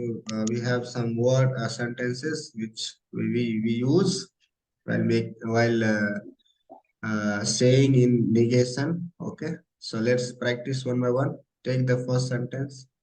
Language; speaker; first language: English; non-native, local second language; Hindi